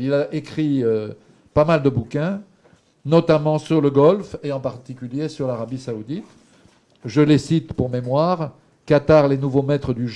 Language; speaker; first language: French; native; French